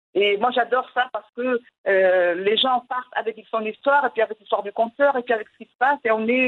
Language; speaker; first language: French; non-native, local second language; Arabic